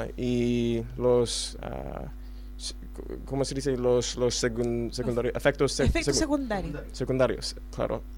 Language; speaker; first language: Spanish; non-native, learner; English